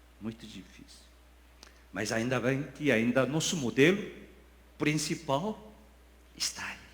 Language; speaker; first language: Portuguese; non-native, fluent; Korean